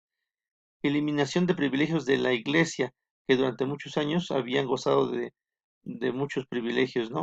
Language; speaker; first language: Spanish; native; Spanish